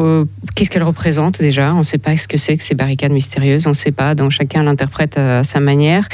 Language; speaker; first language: French; non-native, fluent; Russian